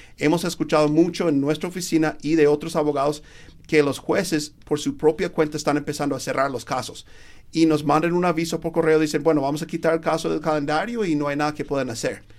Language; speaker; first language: Spanish; non-native, fluent; English